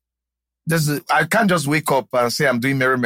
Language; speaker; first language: English; non-native, local second language; Yoruba